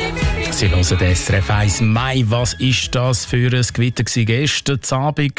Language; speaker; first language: German; native; German